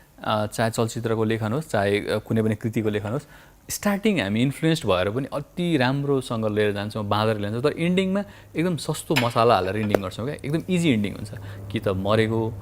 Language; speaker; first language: Nepali; native; Nepali